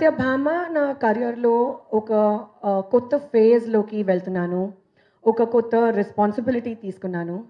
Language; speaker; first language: Telugu; non-native, learner; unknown